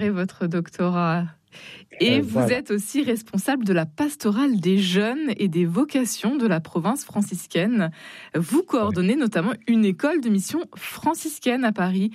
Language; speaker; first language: French; native; French